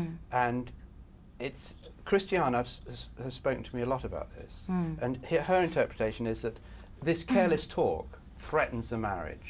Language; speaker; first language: English; native; English